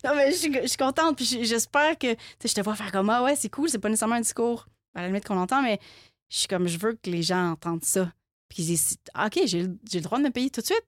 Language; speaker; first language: French; native; French